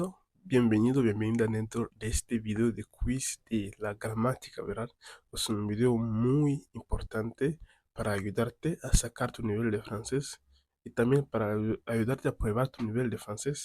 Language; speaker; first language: Spanish; non-native, fluent; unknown